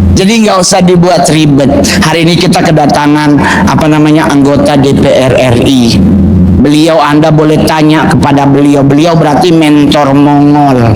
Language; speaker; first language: Indonesian; native; Indonesian